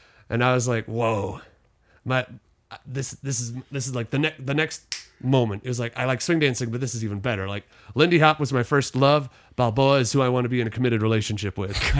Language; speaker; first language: English; native; English